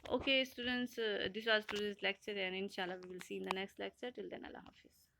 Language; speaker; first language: English; non-native, local second language; Urdu